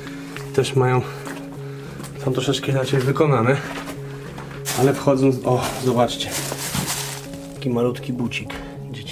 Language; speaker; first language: Polish; native; Polish